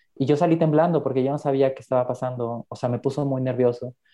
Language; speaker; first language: Spanish; native; Spanish